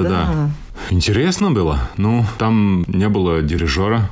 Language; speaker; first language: Russian; non-native, local second language; Latvian